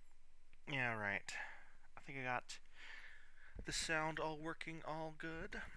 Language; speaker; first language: English; native; English